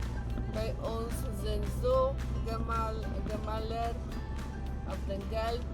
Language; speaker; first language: German; non-native, learner; Polish